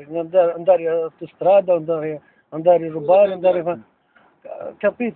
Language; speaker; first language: Italian; non-native, learner; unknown